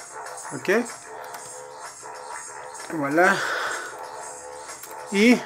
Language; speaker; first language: French; non-native, learner; Spanish